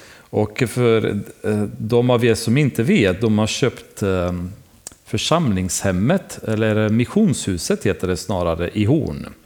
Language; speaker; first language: Swedish; non-native, fluent; Romanian